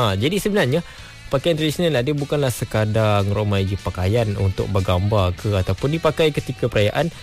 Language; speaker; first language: Malay; non-native, local second language; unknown